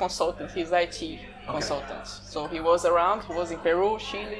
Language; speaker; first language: English; non-native, fluent; Portuguese